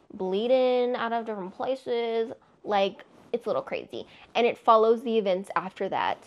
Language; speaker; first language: English; native; English